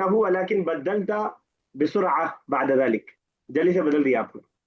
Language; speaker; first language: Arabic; non-native, fluent; Urdu